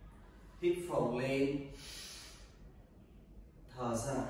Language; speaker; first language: Vietnamese; non-native, learner; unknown